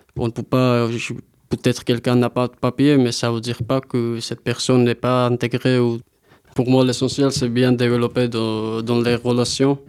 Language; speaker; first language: French; non-native, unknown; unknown